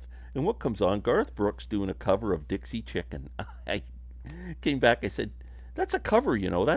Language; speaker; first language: English; native; English